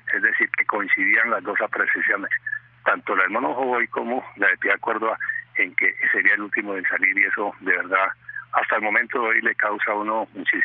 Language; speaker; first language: Spanish; native; Spanish